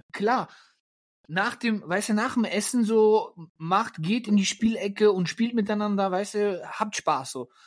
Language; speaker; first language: German; early bilingual, other home language; Polish